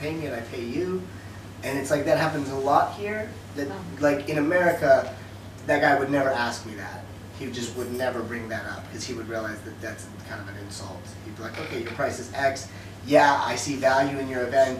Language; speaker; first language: English; native; English